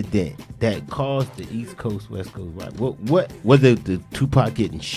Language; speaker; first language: English; native; English